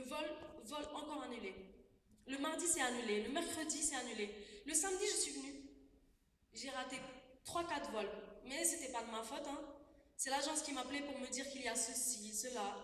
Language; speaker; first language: French; non-native, local second language; Wolof